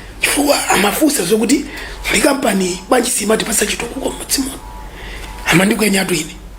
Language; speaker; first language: Nyanja; native; Nyanja